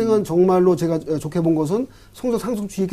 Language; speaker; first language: Korean; native; Korean